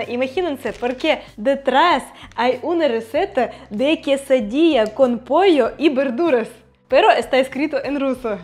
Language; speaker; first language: Spanish; non-native, fluent; Russian